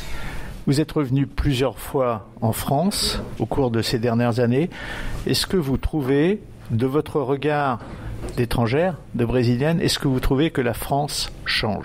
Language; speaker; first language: French; native; French